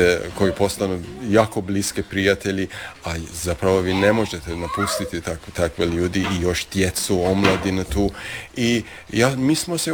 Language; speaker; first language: Croatian; non-native, fluent; Persian